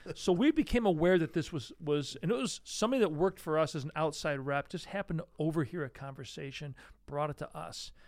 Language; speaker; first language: English; native; English